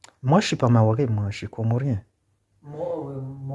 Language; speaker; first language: French; non-native, local second language; Comorian